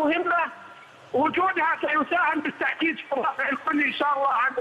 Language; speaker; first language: Arabic; native; Arabic